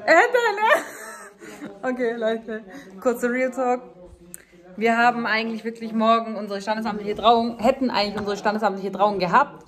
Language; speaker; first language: German; early bilingual, other home language; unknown